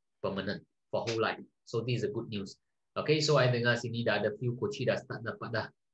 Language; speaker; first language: English; non-native, local second language; Malay